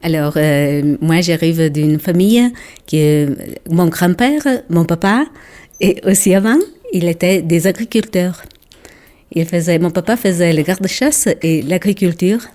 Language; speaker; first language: French; non-native, local second language; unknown